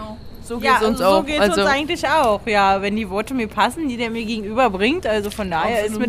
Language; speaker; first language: German; native; German